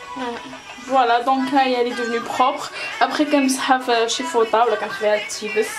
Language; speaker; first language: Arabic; native; Arabic